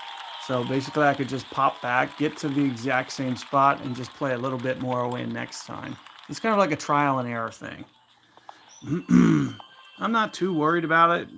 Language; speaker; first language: English; native; English